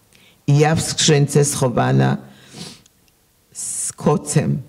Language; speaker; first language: Polish; early bilingual, heritage; Polish